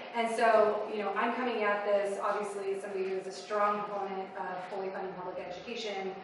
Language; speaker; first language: English; native; English